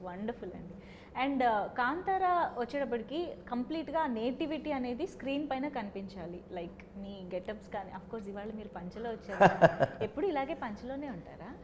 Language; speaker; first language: Telugu; native; Telugu